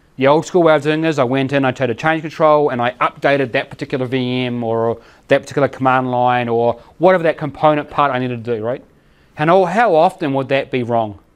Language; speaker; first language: English; native; English